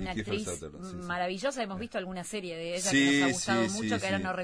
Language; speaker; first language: Spanish; native; Spanish